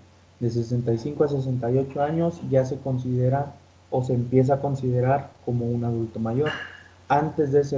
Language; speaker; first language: Spanish; native; Spanish